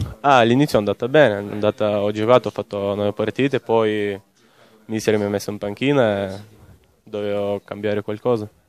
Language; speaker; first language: Italian; non-native, learner; Lithuanian